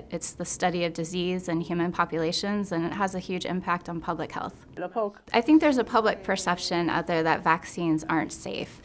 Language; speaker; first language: English; native; English